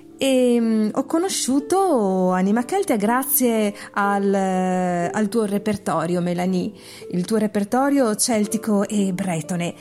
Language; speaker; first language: Italian; native; Italian